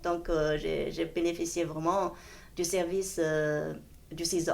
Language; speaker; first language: French; non-native, fluent; Chinese